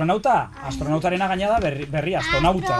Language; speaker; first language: Basque; native; Basque